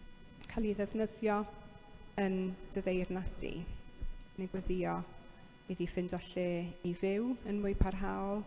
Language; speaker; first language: Welsh; native; Welsh